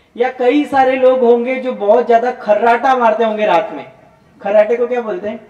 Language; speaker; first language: Hindi; non-native, local second language; Gujarati